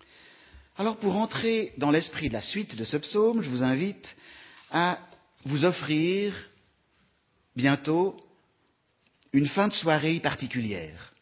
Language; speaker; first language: French; native; French